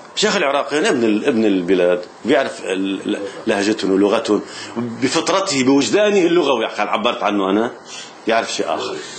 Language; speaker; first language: Arabic; native; Arabic